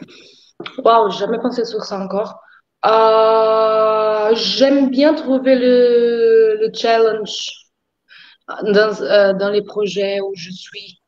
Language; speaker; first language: French; non-native, fluent; Portuguese